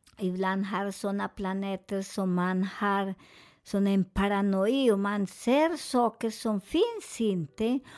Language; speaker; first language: Swedish; non-native, fluent; Spanish